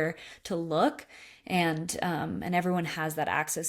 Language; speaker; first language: English; native; English